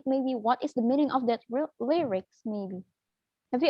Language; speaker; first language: English; non-native, fluent; Indonesian